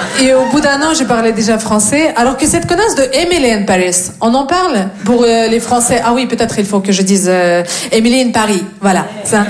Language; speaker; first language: French; non-native, fluent; Russian